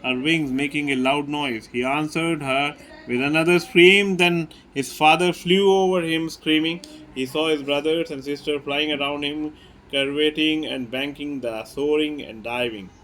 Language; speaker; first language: English; non-native, local second language; Hindi